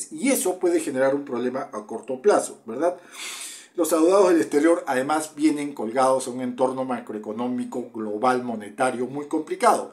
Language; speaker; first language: Spanish; native; Spanish